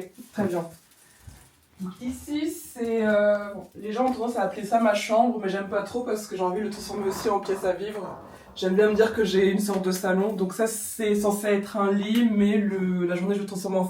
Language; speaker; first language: French; native; French